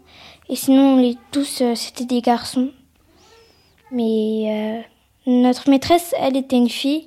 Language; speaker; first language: French; early bilingual, other home language; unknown